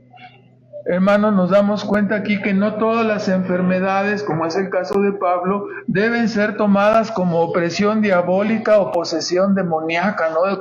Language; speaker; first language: Spanish; native; Spanish